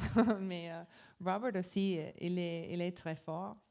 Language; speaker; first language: French; non-native, learner; English